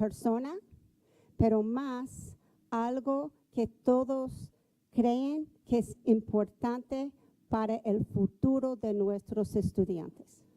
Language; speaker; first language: Spanish; non-native, fluent; English